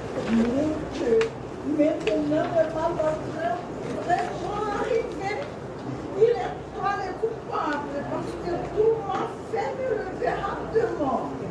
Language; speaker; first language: French; non-native, learner; Portuguese